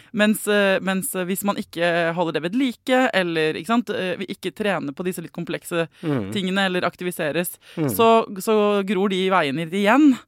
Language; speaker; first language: Norwegian; native; Norwegian